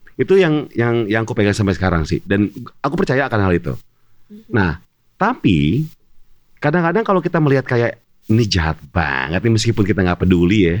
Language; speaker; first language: Indonesian; native; Indonesian